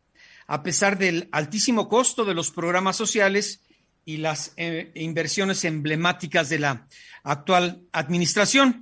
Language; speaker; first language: Spanish; native; Spanish